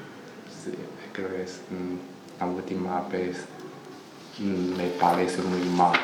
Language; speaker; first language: Spanish; non-native, learner; Chinese